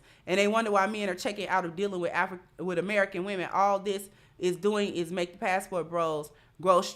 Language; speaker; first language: English; native; English